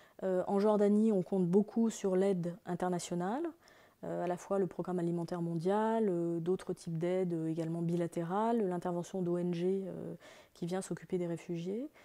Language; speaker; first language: French; native; French